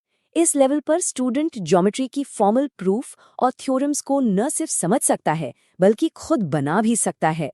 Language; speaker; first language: Hindi; native; Hindi